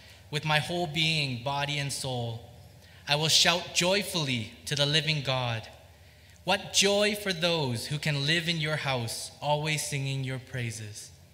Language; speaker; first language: English; early bilingual, other home language; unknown